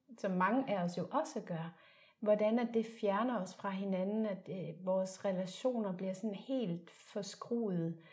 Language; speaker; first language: Danish; native; Danish